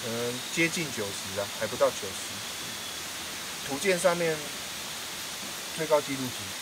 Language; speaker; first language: Chinese; native; Chinese